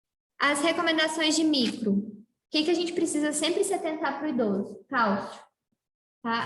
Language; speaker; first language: Portuguese; native; Portuguese